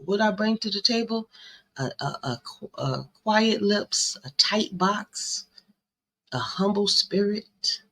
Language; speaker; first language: English; native; English